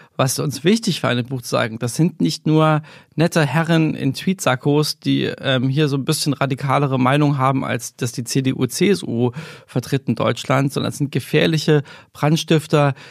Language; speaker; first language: German; native; German